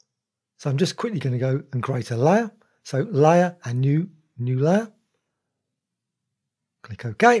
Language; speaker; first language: English; native; English